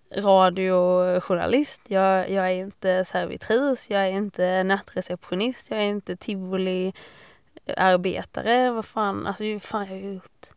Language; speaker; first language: Swedish; native; Swedish